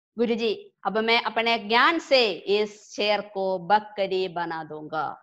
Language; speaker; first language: Hindi; non-native, local second language; Malayalam